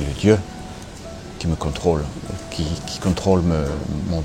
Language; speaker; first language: French; non-native, learner; English